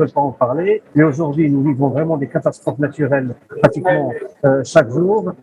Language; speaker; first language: French; non-native, local second language; Arabic